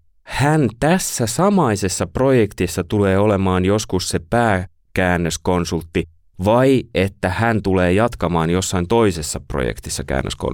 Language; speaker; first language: Finnish; native; Finnish